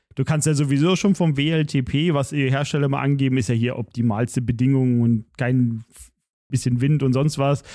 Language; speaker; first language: German; native; German